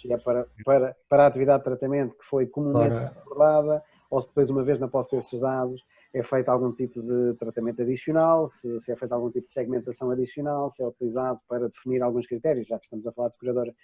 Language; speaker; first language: Portuguese; native; Portuguese